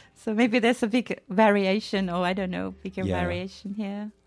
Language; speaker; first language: English; non-native, fluent; Finnish